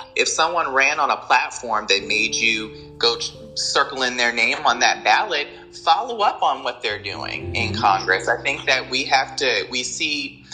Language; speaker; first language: English; native; English